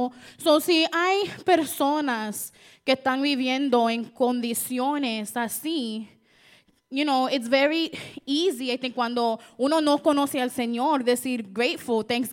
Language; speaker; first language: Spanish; early bilingual, heritage; Spanish